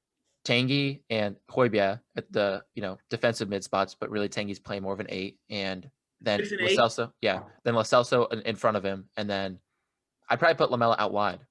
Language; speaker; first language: English; native; English